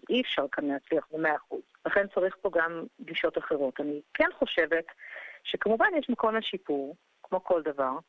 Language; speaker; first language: Hebrew; early bilingual, other home language; English